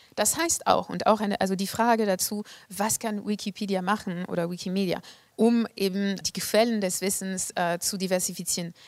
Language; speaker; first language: German; non-native, fluent; French